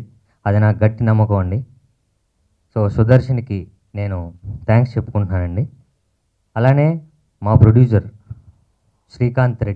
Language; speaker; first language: Telugu; native; Telugu